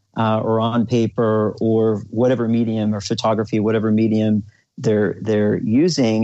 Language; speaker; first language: English; native; English